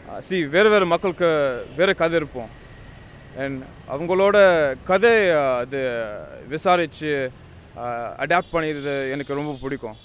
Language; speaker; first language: Tamil; non-native, learner; English